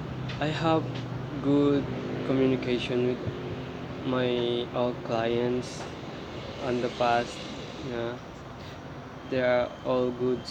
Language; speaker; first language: English; non-native, learner; Filipino